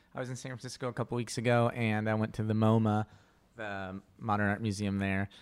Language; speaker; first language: English; early bilingual, other home language; Spanish